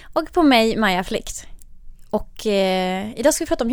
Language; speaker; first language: Swedish; native; Swedish